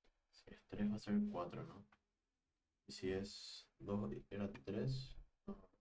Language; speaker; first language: Spanish; native; Spanish